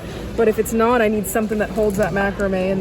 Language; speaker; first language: English; native; English